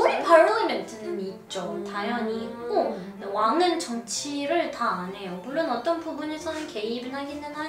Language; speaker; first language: Korean; non-native, fluent; Arabic